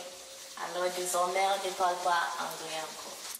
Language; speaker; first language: French; non-native, learner; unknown